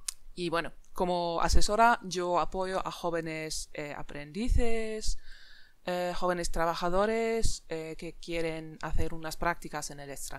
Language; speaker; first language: Spanish; non-native, fluent; German